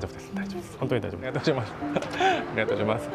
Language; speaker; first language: Japanese; non-native, learner; Korean